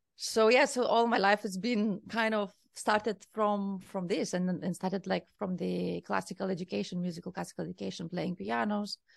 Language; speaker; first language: English; non-native, fluent; Lithuanian